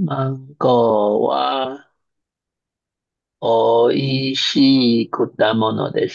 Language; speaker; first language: Japanese; non-native, learner; Chinese